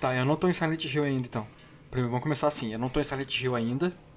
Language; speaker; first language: Portuguese; native; Portuguese